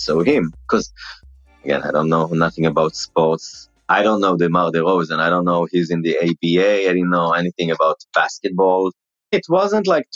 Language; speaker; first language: English; non-native, fluent; Hebrew